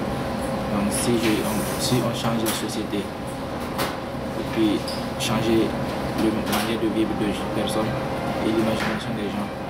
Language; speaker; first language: French; non-native, learner; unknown